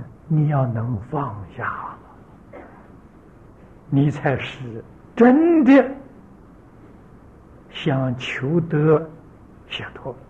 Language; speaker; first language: Chinese; native; Chinese